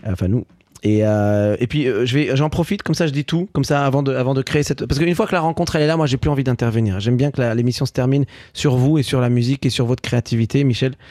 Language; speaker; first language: French; early bilingual, other home language; Arabic